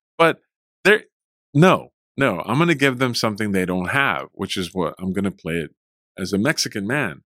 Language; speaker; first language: English; early bilingual, other home language; Spanish